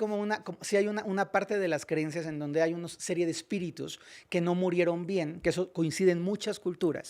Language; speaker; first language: Spanish; native; Spanish